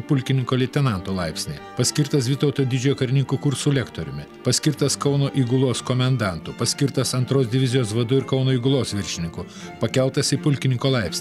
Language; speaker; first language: Lithuanian; native; Lithuanian